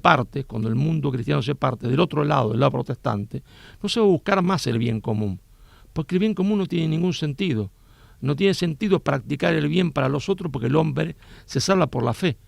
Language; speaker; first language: Spanish; native; Spanish